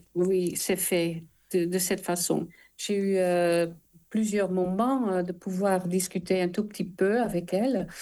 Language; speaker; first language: French; non-native, fluent; Dutch